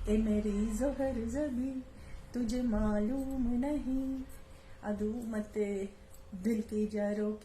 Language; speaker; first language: Kannada; non-native, local second language; Kodava